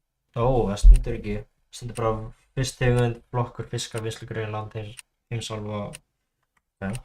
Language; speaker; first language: Icelandic; non-native, learner; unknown